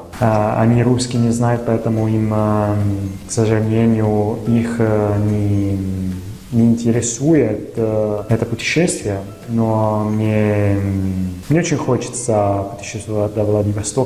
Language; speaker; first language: Russian; non-native, fluent; Italian